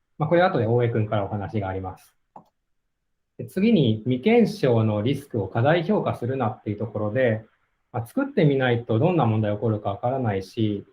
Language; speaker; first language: Japanese; native; Japanese